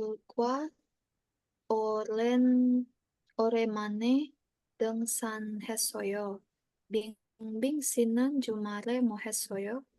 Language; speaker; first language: Korean; non-native, learner; Indonesian